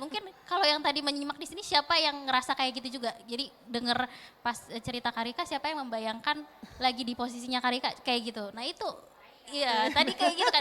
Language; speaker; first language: Indonesian; native; Indonesian